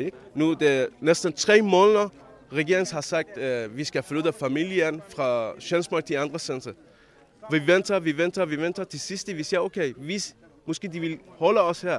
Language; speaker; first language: Danish; non-native, learner; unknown